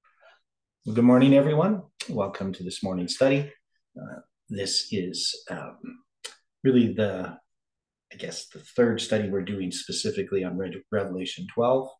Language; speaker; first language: English; native; English